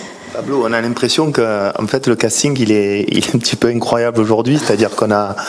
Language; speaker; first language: French; native; French